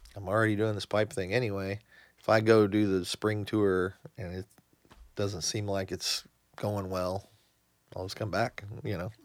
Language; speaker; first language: English; native; English